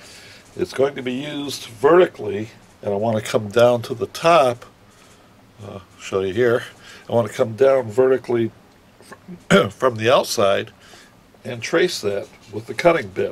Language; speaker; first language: English; native; English